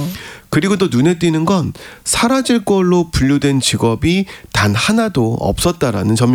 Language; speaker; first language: Korean; native; Korean